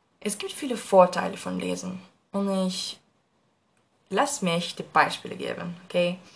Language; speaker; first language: German; non-native, learner; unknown